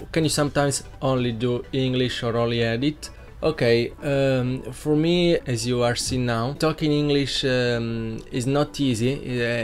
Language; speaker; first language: English; non-native, learner; Italian